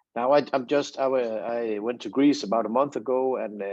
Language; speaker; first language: English; non-native, fluent; Danish